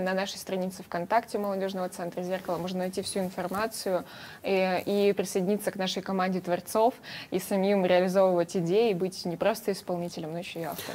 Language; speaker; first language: Russian; native; Russian